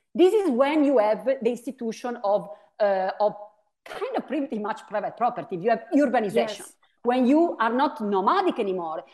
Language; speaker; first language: English; non-native, fluent; Italian